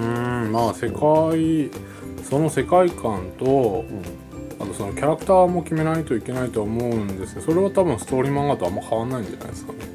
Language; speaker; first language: Japanese; native; Japanese